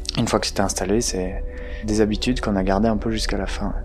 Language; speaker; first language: French; native; French